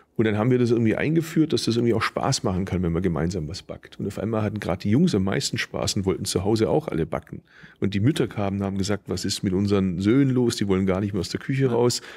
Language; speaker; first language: German; early bilingual, other home language; Turkish